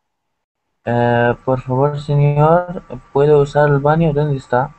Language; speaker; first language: Spanish; non-native, learner; Arabic